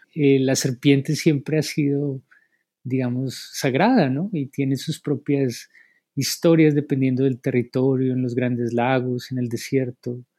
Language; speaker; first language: Spanish; native; Spanish